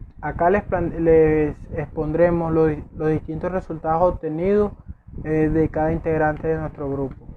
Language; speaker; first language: Spanish; native; Spanish